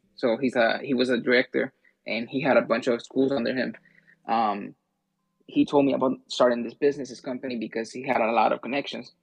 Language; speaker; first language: English; early bilingual, other home language; Spanish